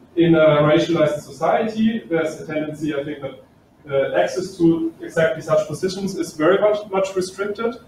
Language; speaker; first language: English; non-native, fluent; German